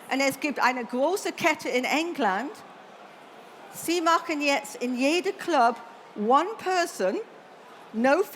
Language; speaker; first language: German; non-native, learner; English